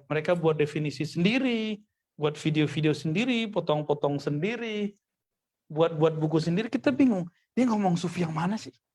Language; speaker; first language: Indonesian; non-native, local second language; Minangkabau